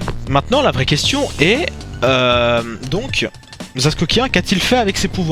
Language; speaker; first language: French; native; French